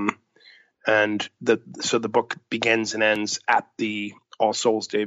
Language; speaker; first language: English; native; English